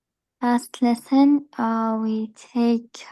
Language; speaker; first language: English; non-native, learner; Arabic